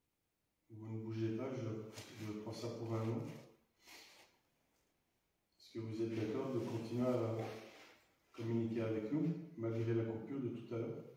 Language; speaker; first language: French; native; French